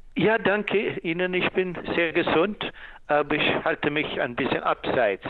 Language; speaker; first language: German; non-native, fluent; Swedish